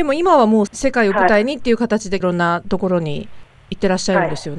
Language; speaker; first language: Japanese; native; Japanese